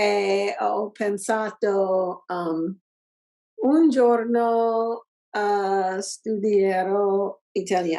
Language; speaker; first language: Italian; non-native, learner; English